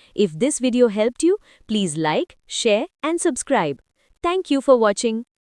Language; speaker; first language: English; non-native, local second language; Hindi